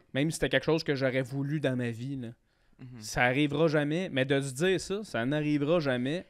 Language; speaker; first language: French; native; French